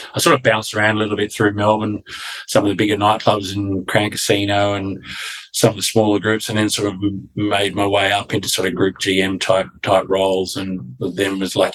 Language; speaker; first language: English; native; English